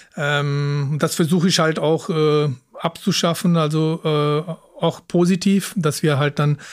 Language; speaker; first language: German; early bilingual, other home language; Punjabi